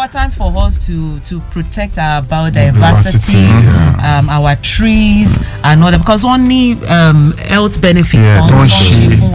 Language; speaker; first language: English; non-native, local second language; Yoruba